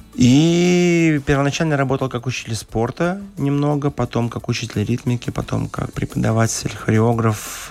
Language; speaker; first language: Russian; native; Russian